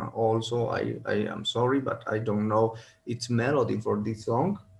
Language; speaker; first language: English; non-native, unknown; Spanish